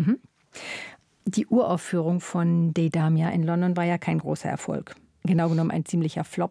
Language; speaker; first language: German; native; German